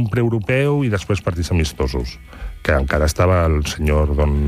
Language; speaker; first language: Catalan; non-native, local second language; Spanish